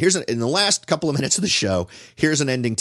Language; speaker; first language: English; native; English